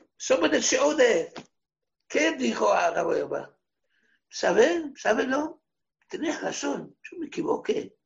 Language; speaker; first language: Spanish; non-native, fluent; Hebrew